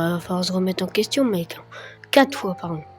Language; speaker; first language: French; native; French